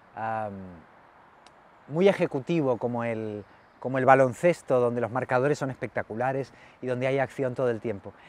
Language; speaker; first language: Spanish; native; Spanish